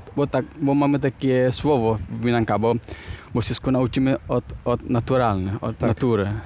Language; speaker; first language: Polish; non-native, learner; Minangkabau